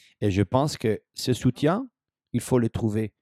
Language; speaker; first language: French; non-native, fluent; Spanish